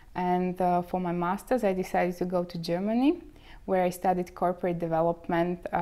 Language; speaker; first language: English; non-native, fluent; Slovak